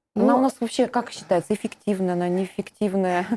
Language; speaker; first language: Russian; native; Russian